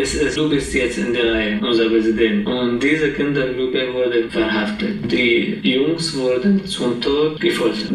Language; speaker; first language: German; non-native, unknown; Arabic